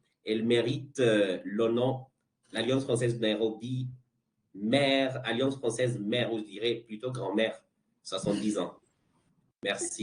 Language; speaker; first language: French; non-native, fluent; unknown